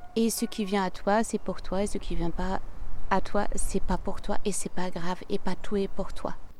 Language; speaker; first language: French; non-native, fluent; German